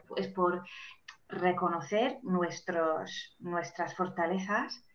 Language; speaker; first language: Spanish; non-native, fluent; English